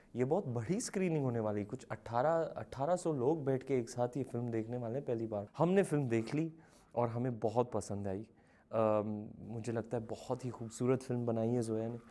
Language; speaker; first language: Hindi; native; Hindi